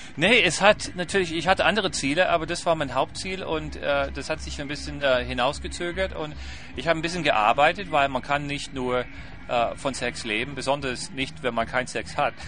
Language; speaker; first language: German; non-native, fluent; English